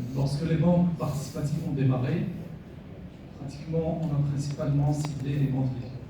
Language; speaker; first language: French; non-native, local second language; Arabic